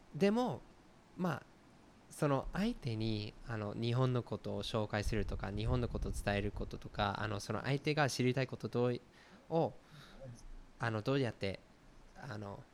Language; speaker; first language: Japanese; non-native, fluent; English